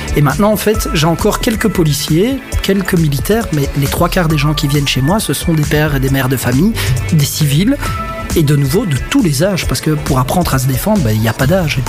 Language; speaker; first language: French; native; French